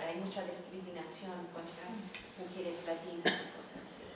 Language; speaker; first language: Spanish; early bilingual, heritage; Spanish